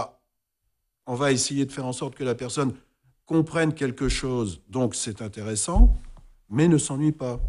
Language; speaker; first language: French; native; French